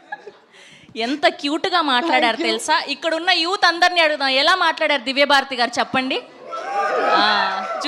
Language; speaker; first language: Telugu; native; Telugu